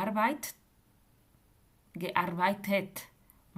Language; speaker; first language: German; non-native, fluent; Spanish